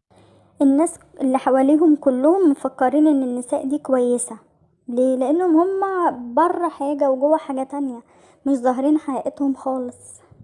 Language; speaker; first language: Arabic; native; Arabic